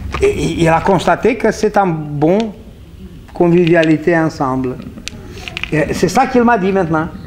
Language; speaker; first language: French; non-native, fluent; Romanian